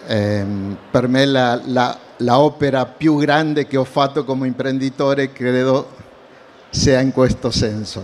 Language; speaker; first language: Italian; non-native, learner; Spanish